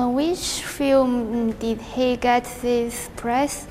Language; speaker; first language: English; non-native, learner; Chinese